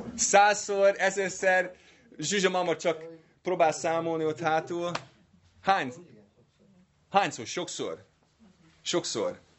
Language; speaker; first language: Hungarian; non-native, fluent; English